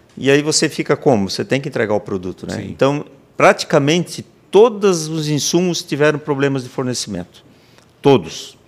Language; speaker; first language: Portuguese; native; Portuguese